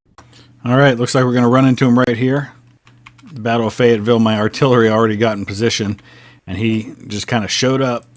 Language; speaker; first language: English; native; English